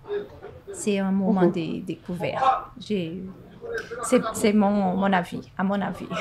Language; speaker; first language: French; non-native, fluent; Portuguese